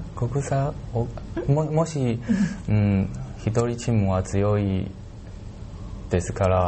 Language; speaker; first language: Japanese; non-native, learner; Chinese